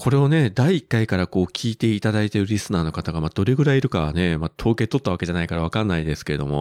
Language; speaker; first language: Japanese; native; Japanese